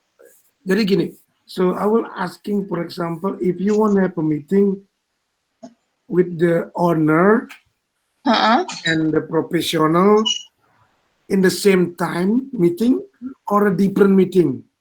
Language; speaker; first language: English; non-native, learner; Indonesian